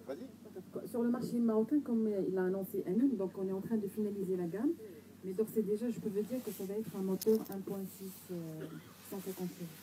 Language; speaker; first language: French; non-native, local second language; Arabic